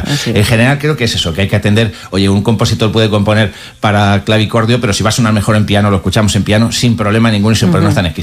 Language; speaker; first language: Spanish; native; Spanish